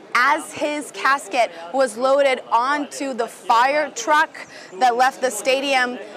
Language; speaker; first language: English; non-native, fluent; Portuguese